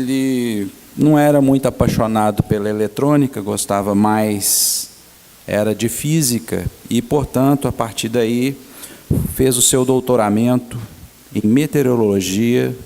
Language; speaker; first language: Portuguese; native; Portuguese